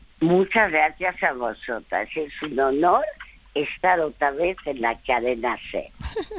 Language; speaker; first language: Spanish; early bilingual, other home language; French